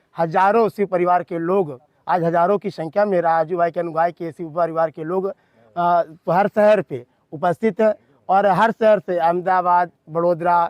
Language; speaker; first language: Hindi; non-native, local second language; Gujarati